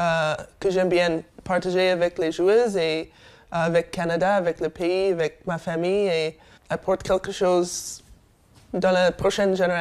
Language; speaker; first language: French; non-native, fluent; English